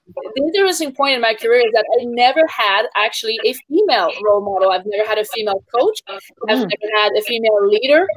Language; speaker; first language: English; native; English